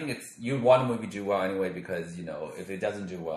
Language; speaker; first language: English; non-native, local second language; Cantonese